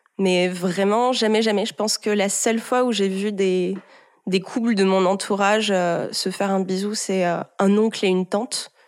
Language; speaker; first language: French; early bilingual, heritage; French